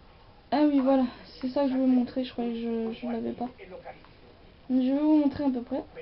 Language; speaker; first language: French; native; French